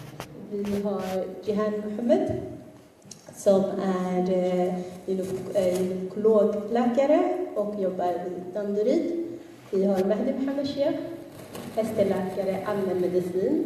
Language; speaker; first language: Swedish; early bilingual, other home language; Somali